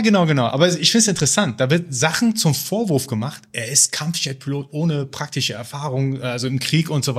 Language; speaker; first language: German; early bilingual, other home language; Persian